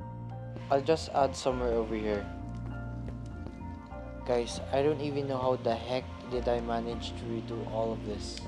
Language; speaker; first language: English; non-native, local second language; Filipino